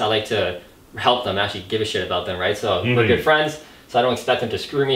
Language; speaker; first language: English; native; English